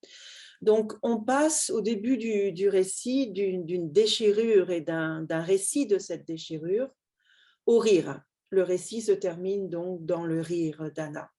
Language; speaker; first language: French; native; French